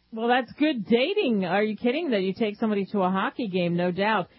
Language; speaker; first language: English; native; English